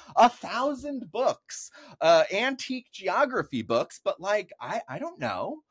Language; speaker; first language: English; native; English